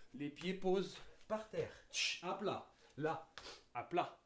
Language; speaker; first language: French; native; French